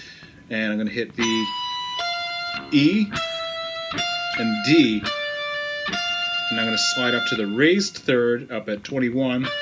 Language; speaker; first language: English; native; English